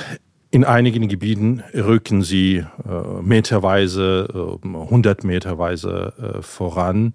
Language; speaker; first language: German; non-native, fluent; Ukrainian